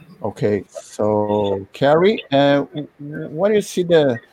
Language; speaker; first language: English; non-native, learner; Portuguese